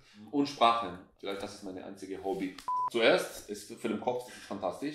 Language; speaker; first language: German; non-native, fluent; Hebrew